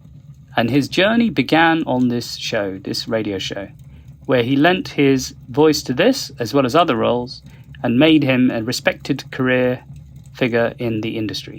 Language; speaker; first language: English; native; English